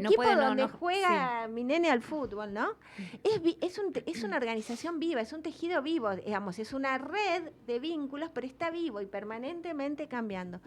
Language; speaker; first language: Spanish; native; Spanish